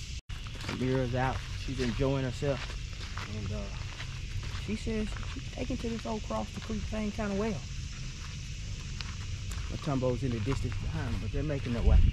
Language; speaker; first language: English; native; English